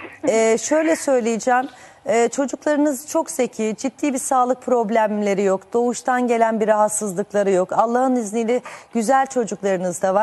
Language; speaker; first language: Turkish; native; Turkish